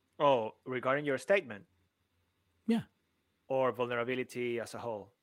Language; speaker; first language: English; non-native, fluent; Spanish